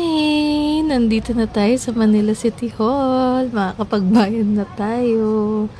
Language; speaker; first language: Filipino; native; Filipino